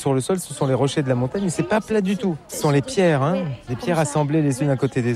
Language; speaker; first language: French; native; French